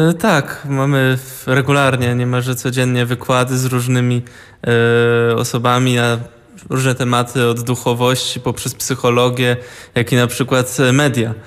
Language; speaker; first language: Polish; early bilingual, heritage; Polish